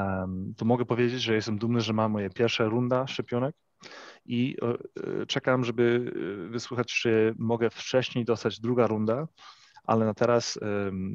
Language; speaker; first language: Polish; early bilingual, heritage; English